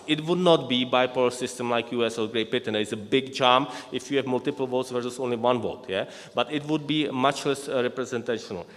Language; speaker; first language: English; non-native, fluent; Czech